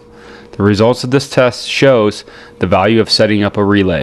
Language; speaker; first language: English; native; English